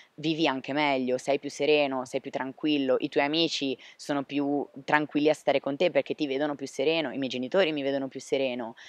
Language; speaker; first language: Italian; native; Italian